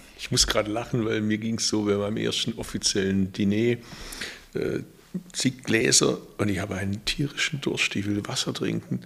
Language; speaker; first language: German; early bilingual, other home language; Turkish